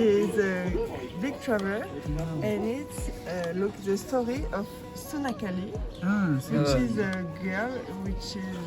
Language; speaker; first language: English; non-native, learner; French